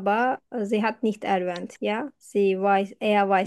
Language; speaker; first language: German; non-native, fluent; Turkish